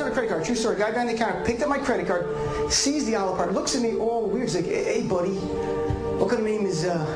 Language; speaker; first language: English; native; English